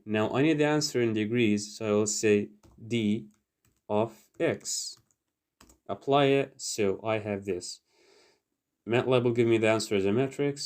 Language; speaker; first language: English; non-native, fluent; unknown